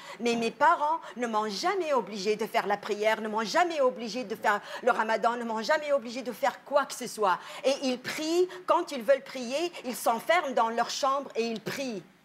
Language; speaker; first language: French; non-native, local second language; Arabic